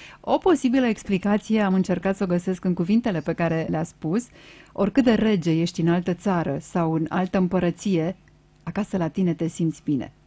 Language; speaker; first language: Romanian; native; Romanian